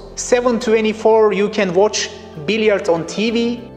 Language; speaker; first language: English; non-native, fluent; Turkish